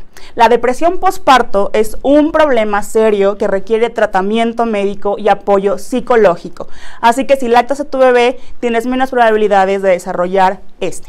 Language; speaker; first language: Spanish; native; Spanish